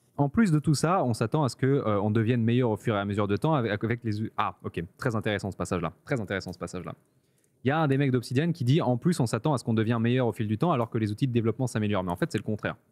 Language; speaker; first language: French; native; French